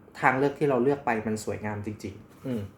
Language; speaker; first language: Thai; native; Thai